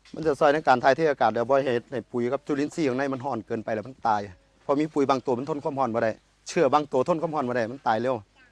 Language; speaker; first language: Thai; native; Thai